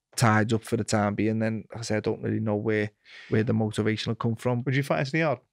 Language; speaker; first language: English; native; English